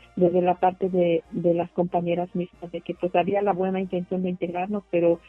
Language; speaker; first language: Spanish; non-native, local second language; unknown